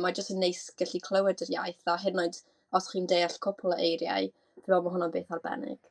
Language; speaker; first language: Welsh; native; Welsh